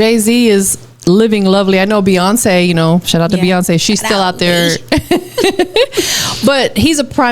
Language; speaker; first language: English; native; English